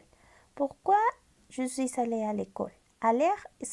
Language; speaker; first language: French; non-native, fluent; Spanish